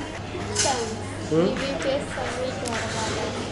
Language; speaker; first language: English; non-native, learner; Vietnamese